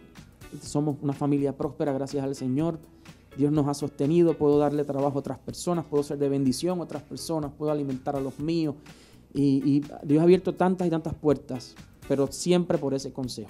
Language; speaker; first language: Spanish; native; Spanish